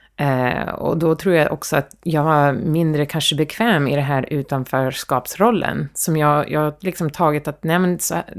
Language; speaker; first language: Swedish; early bilingual, heritage; Swedish